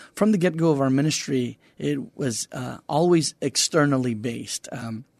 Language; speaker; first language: English; native; English